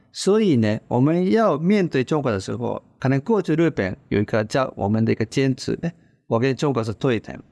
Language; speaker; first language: Chinese; non-native, fluent; Japanese